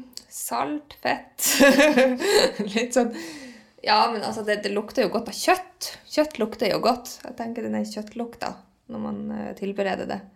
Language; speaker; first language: Norwegian; native; Norwegian